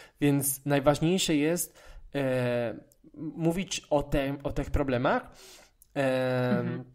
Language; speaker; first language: Polish; non-native, fluent; Spanish